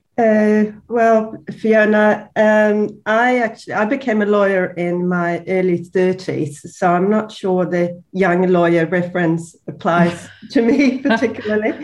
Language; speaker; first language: English; non-native, fluent; Swedish